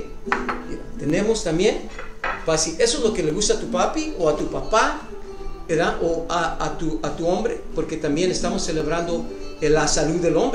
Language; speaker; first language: Spanish; early bilingual, other home language; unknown